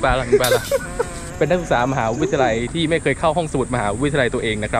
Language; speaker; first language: Thai; native; Thai